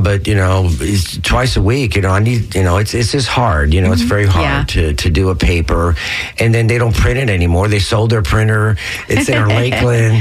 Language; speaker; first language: English; native; English